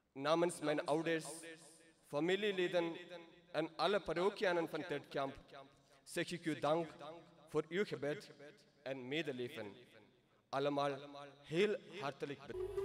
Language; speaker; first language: Dutch; non-native, fluent; Malayalam